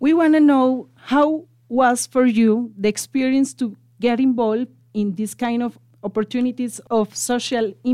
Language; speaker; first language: English; non-native, local second language; Spanish